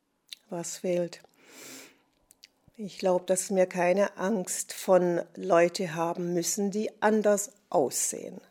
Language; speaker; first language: German; non-native, fluent; English